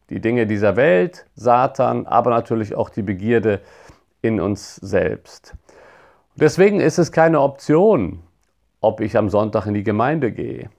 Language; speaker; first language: German; native; German